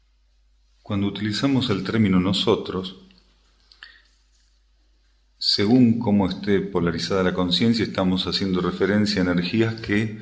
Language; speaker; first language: Spanish; native; Spanish